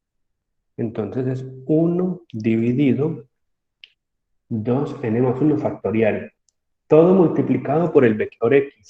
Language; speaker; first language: Spanish; native; Spanish